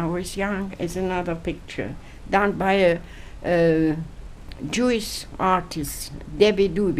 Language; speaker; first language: English; non-native, fluent; Italian